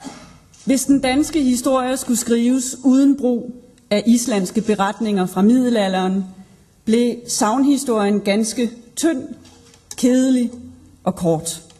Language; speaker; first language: Danish; native; Danish